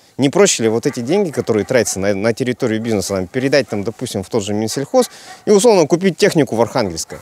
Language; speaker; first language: Russian; native; Russian